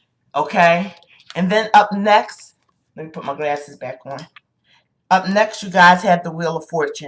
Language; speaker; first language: English; native; English